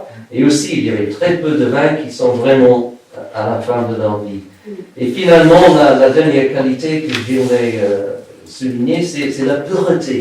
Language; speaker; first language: French; non-native, fluent; English